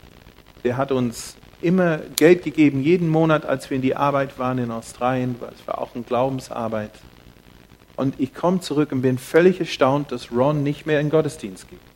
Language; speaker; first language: German; non-native, fluent; English